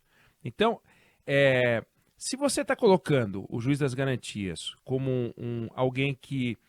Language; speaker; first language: Portuguese; native; Portuguese